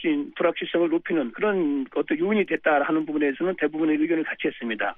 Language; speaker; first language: Korean; native; Korean